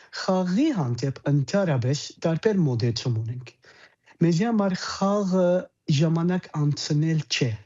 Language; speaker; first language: Armenian; early bilingual, heritage; Armenian